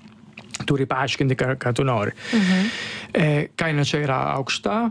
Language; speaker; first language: Lithuanian; non-native, fluent; Italian